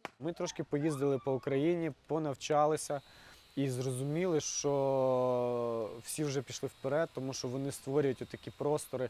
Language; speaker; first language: Ukrainian; native; Ukrainian